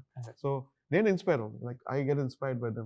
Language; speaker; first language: Telugu; non-native, learner; Tamil